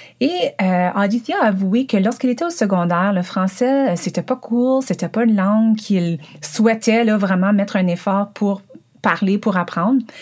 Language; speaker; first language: French; native; French